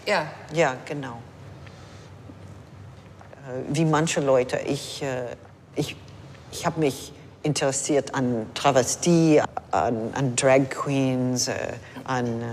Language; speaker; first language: German; non-native, fluent; English